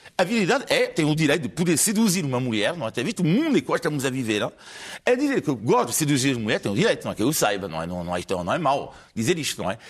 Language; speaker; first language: Portuguese; non-native, fluent; French